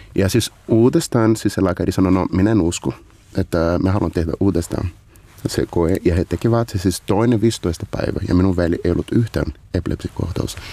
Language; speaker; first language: Finnish; non-native, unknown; Portuguese